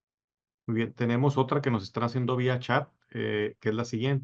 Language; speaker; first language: Spanish; native; Spanish